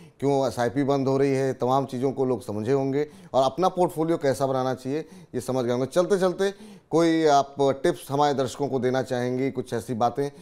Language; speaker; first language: Hindi; native; Hindi